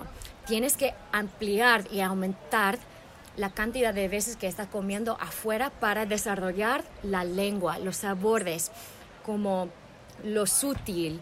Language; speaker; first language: Spanish; early bilingual, heritage; English